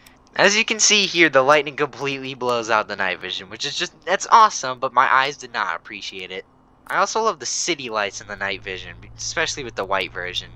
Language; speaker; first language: English; native; English